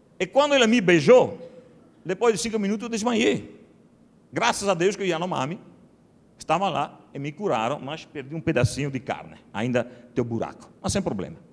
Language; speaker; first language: Portuguese; non-native, fluent; Italian